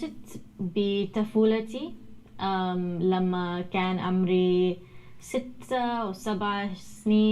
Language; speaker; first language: Arabic; non-native, learner; English